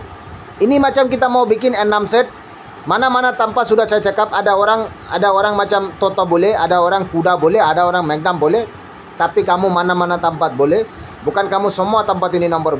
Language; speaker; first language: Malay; non-native, learner; Bangla